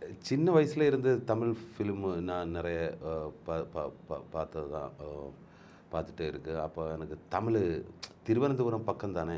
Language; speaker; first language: Tamil; non-native, learner; Malayalam